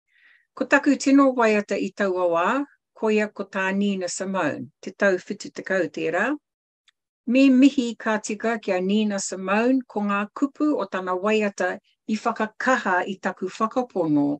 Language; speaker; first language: Māori; non-native, local second language; English